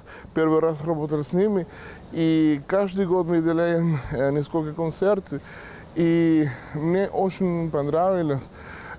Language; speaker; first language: Russian; non-native, learner; Spanish